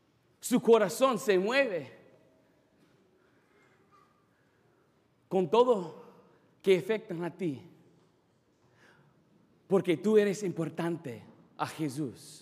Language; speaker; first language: Spanish; non-native, fluent; English